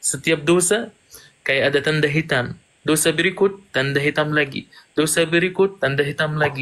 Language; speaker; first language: Indonesian; non-native, fluent; Arabic